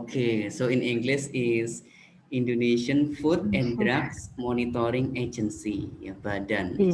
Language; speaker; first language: English; non-native, fluent; Indonesian